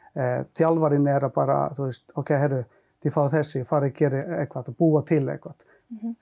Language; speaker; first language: Icelandic; non-native, fluent; Finnish